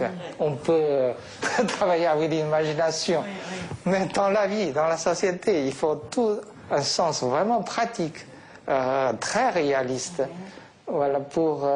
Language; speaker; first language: French; non-native, fluent; Chinese